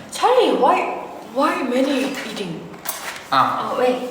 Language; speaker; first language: English; non-native, learner; Korean